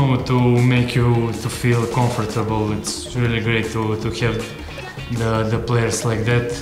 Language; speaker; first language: English; non-native, fluent; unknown